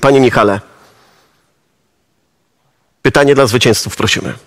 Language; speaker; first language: Polish; native; Polish